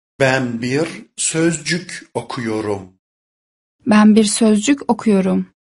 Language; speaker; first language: Turkish; non-native, fluent; Persian